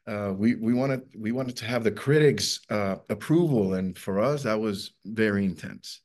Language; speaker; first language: English; non-native, fluent; Spanish